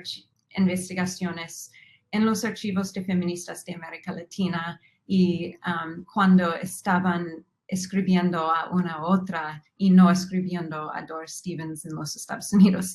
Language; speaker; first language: Spanish; non-native, fluent; English